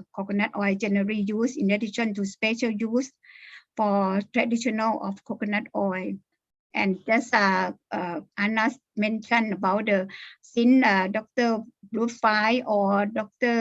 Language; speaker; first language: English; non-native, learner; Thai